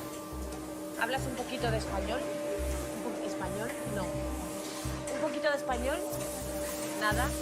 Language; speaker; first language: Spanish; native; Spanish